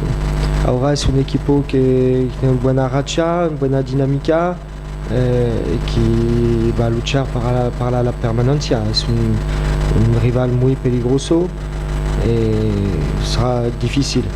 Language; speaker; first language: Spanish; non-native, fluent; French